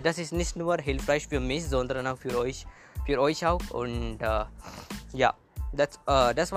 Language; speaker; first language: German; non-native, learner; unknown